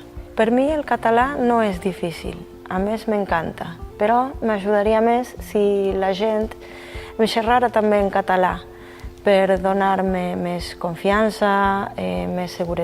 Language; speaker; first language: Catalan; non-native, learner; Spanish